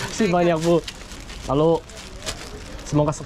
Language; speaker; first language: Indonesian; non-native, learner; English